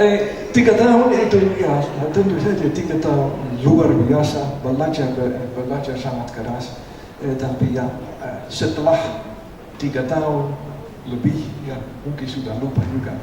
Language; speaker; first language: Indonesian; non-native, fluent; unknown